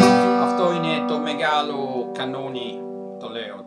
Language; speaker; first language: Greek; non-native, fluent; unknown